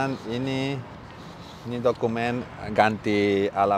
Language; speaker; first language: Indonesian; non-native, learner; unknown